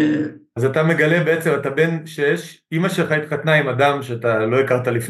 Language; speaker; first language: Hebrew; native; Hebrew